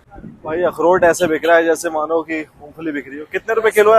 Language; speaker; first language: Hindi; native; Hindi